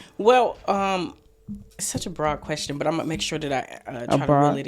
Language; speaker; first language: English; native; English